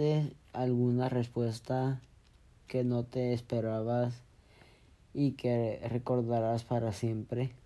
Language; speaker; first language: Spanish; early bilingual, heritage; Spanish